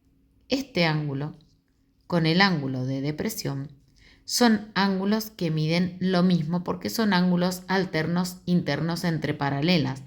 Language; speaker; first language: Spanish; native; Spanish